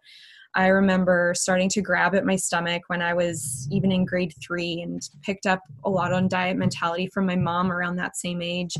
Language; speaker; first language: English; native; English